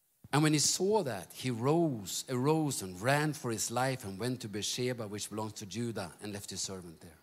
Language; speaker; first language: English; non-native, fluent; Norwegian